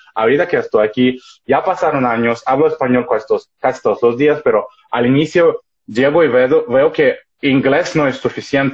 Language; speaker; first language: Spanish; non-native, fluent; Russian